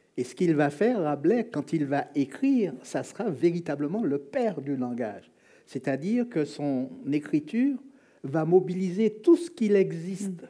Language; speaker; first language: French; native; French